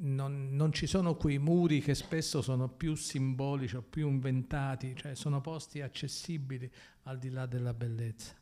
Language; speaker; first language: Italian; native; Italian